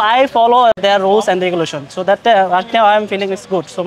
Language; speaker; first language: English; non-native, learner; Bangla